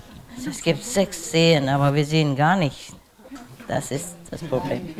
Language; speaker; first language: German; non-native, learner; Vietnamese